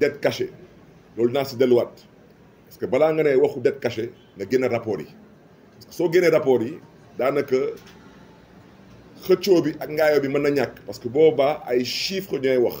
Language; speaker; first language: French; non-native, local second language; Wolof